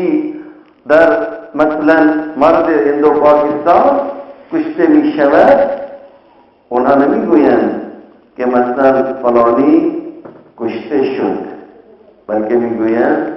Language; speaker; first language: Persian; non-native, fluent; Urdu